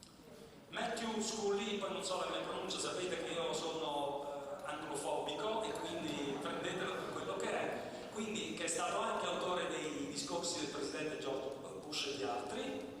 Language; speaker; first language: Italian; native; Italian